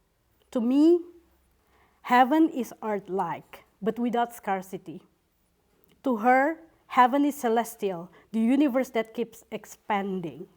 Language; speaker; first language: English; non-native, fluent; Indonesian